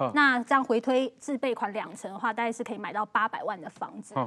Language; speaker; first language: Chinese; native; Chinese